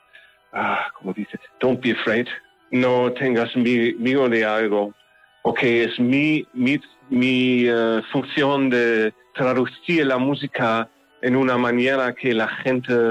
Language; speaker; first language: Spanish; non-native, learner; German